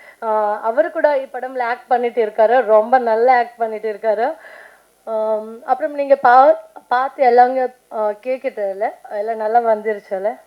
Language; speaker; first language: Tamil; non-native, learner; Kannada